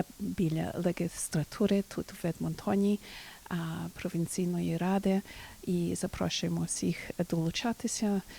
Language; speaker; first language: Ukrainian; early bilingual, heritage; Ukrainian